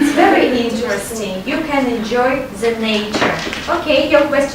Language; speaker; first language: English; non-native, fluent; Russian